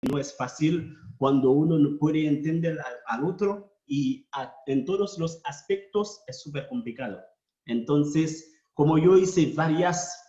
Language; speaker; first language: Spanish; non-native, fluent; Haitian Creole